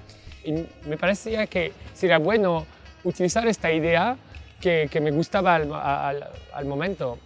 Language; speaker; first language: Spanish; non-native, fluent; French